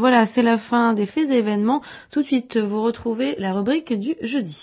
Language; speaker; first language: French; native; French